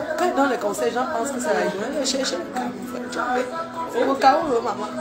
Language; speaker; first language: French; non-native, local second language; Lingala